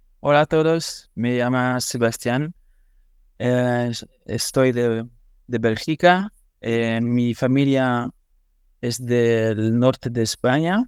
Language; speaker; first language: Spanish; non-native, learner; French